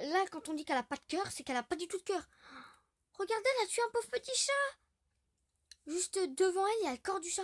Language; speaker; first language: French; native; French